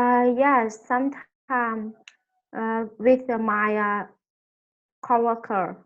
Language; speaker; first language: English; non-native, learner; Vietnamese